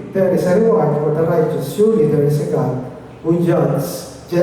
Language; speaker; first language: English; non-native, local second language; Filipino